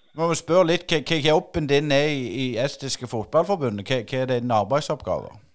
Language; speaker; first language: Norwegian; native; Norwegian